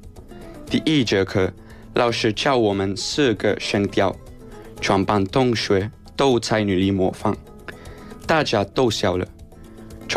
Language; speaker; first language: Chinese; non-native, learner; Spanish